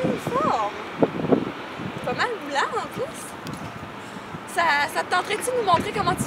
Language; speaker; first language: French; native; French